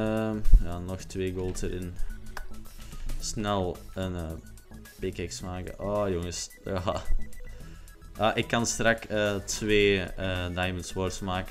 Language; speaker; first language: Dutch; native; Dutch